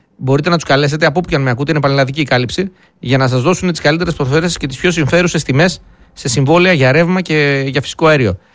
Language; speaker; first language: Greek; native; Greek